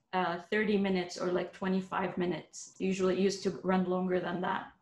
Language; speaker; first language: English; non-native, fluent; Arabic